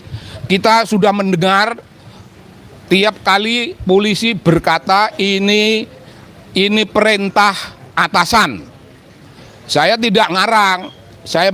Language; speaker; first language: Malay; non-native, local second language; Javanese